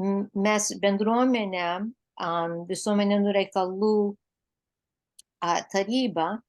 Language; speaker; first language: Lithuanian; early bilingual, heritage; Lithuanian